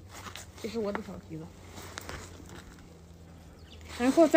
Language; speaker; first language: Chinese; non-native, learner; Russian